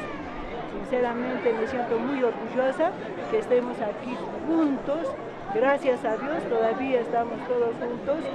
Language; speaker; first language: Spanish; native; Spanish